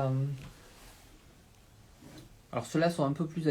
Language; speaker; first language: French; native; French